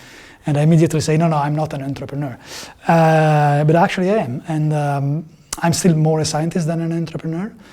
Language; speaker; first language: English; non-native, fluent; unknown